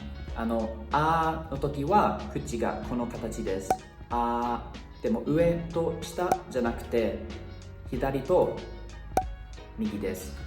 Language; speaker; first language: Japanese; non-native, fluent; Thai